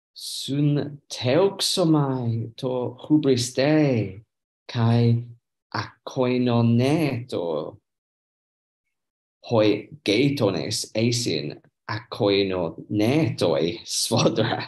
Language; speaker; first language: Greek; non-native, learner; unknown